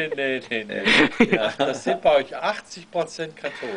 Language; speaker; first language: German; native; German